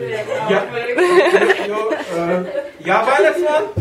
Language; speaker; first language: German; non-native, learner; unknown